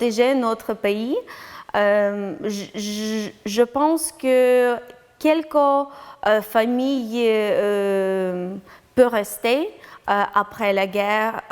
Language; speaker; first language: French; non-native, learner; Ukrainian